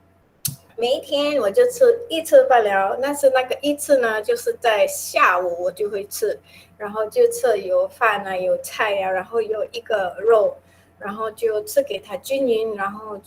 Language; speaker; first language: Chinese; non-native, local second language; Min Nan Chinese